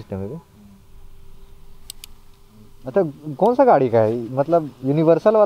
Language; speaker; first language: Hindi; native; Hindi